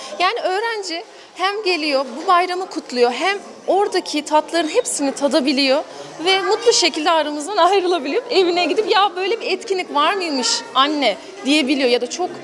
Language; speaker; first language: Turkish; early bilingual, heritage; Turkish